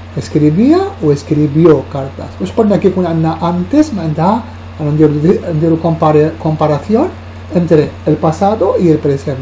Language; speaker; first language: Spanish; non-native, fluent; Arabic